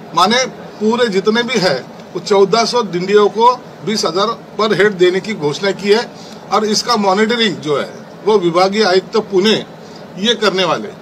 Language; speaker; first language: Hindi; non-native, local second language; Marathi